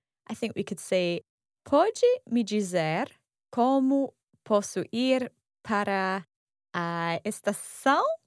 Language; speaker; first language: Portuguese; non-native, learner; English